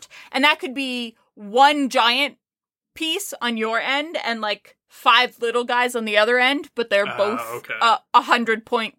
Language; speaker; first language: English; native; English